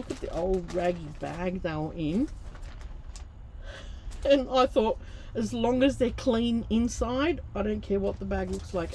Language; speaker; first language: English; native; English